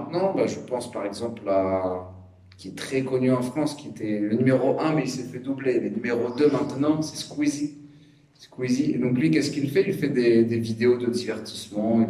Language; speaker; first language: French; native; French